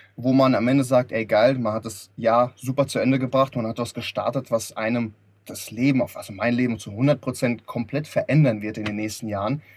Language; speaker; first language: German; early bilingual, other home language; Lithuanian